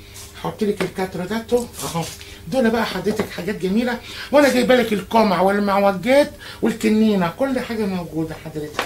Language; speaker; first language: Arabic; native; Arabic